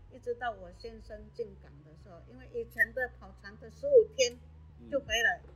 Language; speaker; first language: Chinese; non-native, local second language; Amis